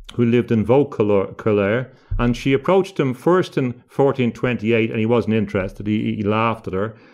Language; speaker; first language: English; native; English